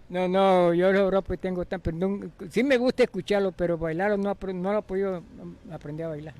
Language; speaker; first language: Spanish; native; Spanish